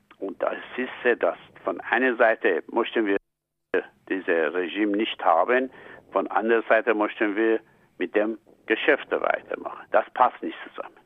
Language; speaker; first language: German; non-native, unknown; Persian